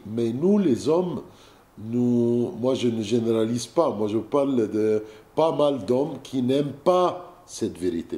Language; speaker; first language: French; non-native, fluent; Arabic